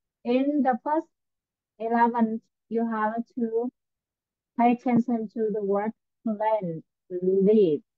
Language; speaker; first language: English; non-native, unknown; Vietnamese